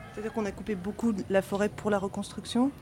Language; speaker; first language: French; native; French